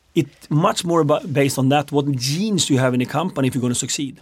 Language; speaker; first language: English; non-native, fluent; Swedish